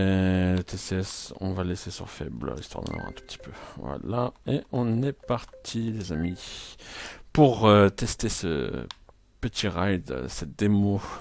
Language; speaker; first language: French; native; French